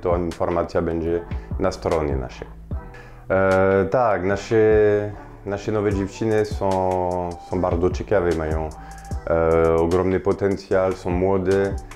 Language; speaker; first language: Polish; non-native, fluent; French